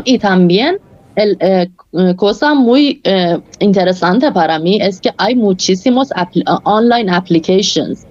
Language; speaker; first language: Spanish; non-native, local second language; Persian